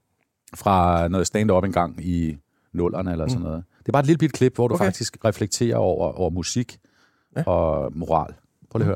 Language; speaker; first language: Danish; native; Danish